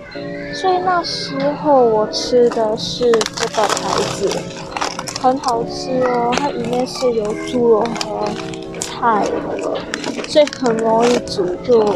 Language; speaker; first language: Chinese; non-native, local second language; English